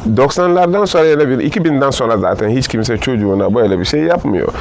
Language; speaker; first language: Turkish; non-native, learner; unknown